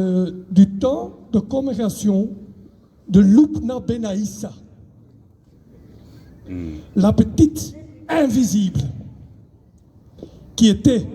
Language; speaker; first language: French; non-native, local second language; Dutch